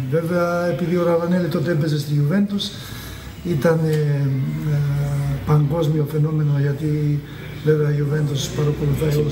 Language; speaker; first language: Greek; non-native, fluent; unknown